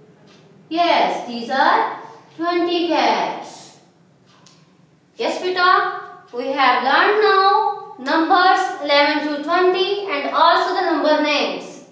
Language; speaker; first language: English; non-native, local second language; Urdu